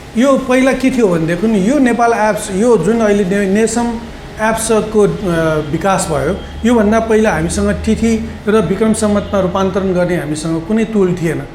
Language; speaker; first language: Nepali; non-native, local second language; Newari